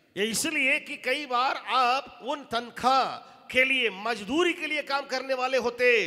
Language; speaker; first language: Hindi; non-native, local second language; Tamil